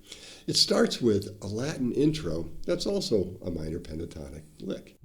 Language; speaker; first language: English; native; English